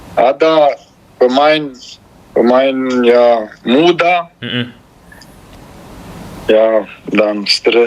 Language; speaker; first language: Indonesian; non-native, learner; Romanian